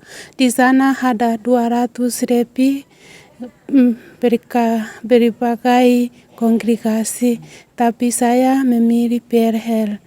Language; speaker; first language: Indonesian; non-native, learner; Swahili